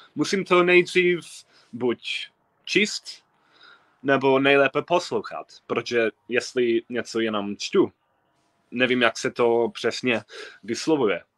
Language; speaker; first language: Czech; non-native, fluent; English